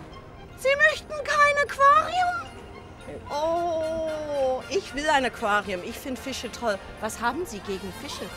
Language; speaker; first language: German; non-native, learner; English